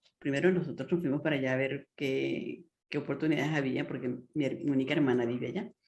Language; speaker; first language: Spanish; native; Spanish